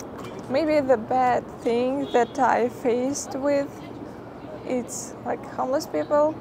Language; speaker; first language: English; non-native, fluent; Ukrainian